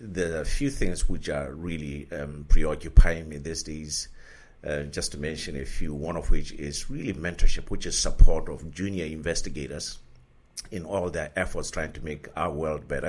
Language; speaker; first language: English; non-native, local second language; Southern Sotho